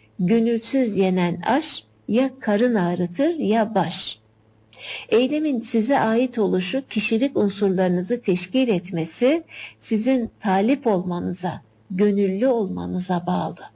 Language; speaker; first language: Turkish; native; Turkish